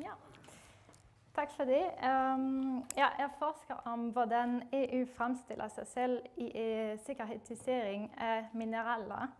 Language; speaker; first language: Norwegian; non-native, fluent; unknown